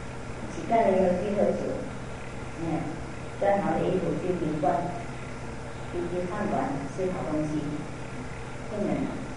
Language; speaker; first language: Chinese; non-native, fluent; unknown